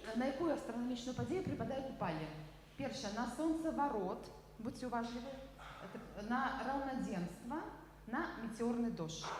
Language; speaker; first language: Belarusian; non-native, local second language; Russian